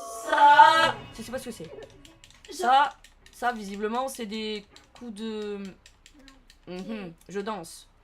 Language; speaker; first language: French; native; French